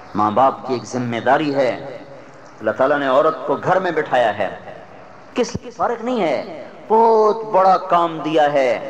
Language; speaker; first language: Urdu; non-native, local second language; Punjabi